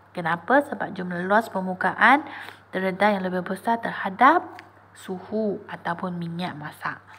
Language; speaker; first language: Malay; non-native, local second language; Chinese